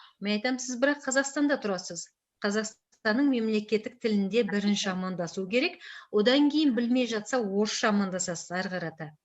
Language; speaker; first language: Kazakh; native; Kazakh